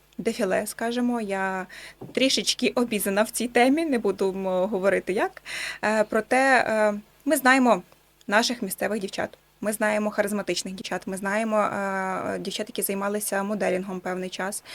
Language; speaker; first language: Ukrainian; native; Ukrainian